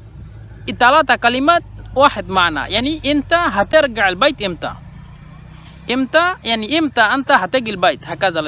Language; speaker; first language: Arabic; non-native, fluent; Bangla